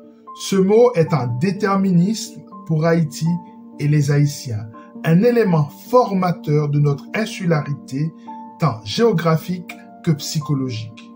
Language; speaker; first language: French; non-native, local second language; Haitian Creole